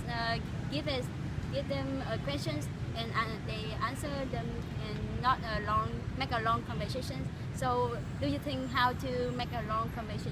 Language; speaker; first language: English; non-native, learner; Vietnamese